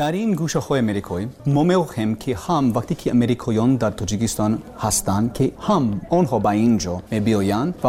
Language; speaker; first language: Persian; non-native, learner; English